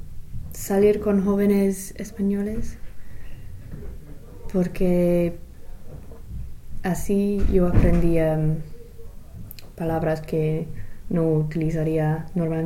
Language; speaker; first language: Spanish; non-native, fluent; English